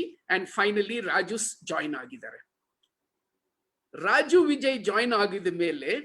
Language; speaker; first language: Kannada; non-native, learner; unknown